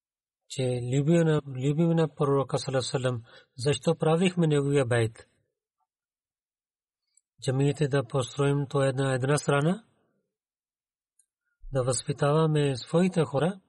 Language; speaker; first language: Bulgarian; non-native, learner; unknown